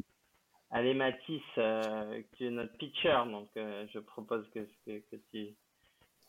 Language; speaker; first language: French; native; French